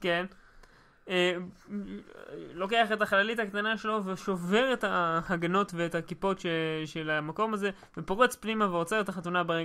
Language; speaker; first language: Hebrew; native; Hebrew